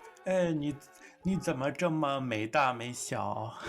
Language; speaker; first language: Chinese; non-native, fluent; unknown